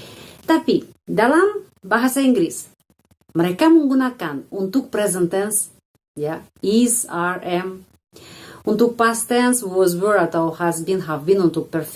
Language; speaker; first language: Indonesian; non-native, fluent; Russian